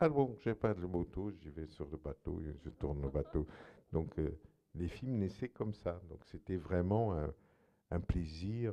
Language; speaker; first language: French; non-native, fluent; Portuguese